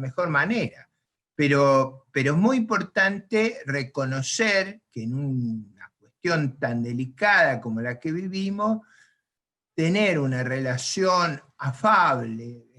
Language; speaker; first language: Spanish; native; Spanish